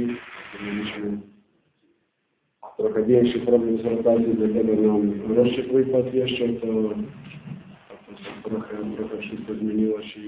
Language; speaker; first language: Polish; non-native, learner; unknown